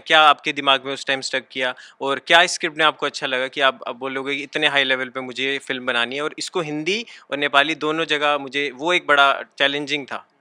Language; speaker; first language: Hindi; native; Hindi